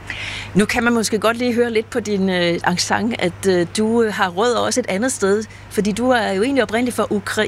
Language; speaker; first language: Danish; native; Danish